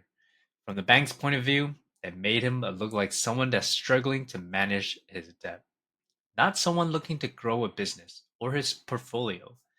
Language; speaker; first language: English; native; English